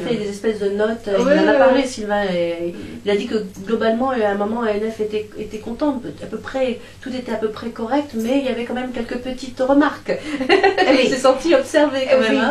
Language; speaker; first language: French; native; French